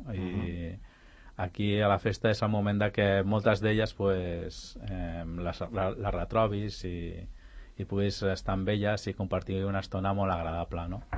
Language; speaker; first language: Catalan; native; Catalan